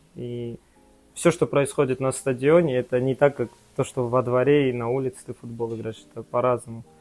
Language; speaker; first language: Russian; non-native, local second language; Kazakh